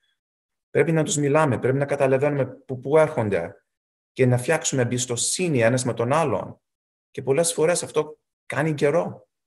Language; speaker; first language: Greek; early bilingual, heritage; Greek